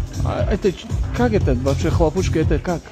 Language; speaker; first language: Russian; non-native, fluent; Tajik